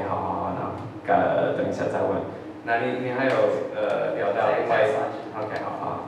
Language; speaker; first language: Chinese; early bilingual, heritage; English